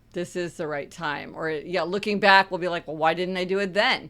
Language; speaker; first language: English; native; English